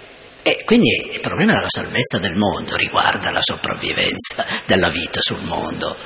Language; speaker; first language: Italian; native; Italian